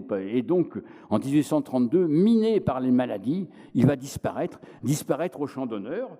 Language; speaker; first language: French; native; French